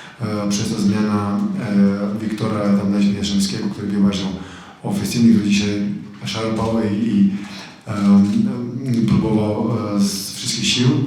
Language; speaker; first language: Polish; non-native, fluent; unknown